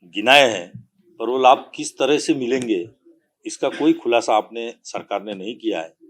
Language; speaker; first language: Hindi; non-native, local second language; Marathi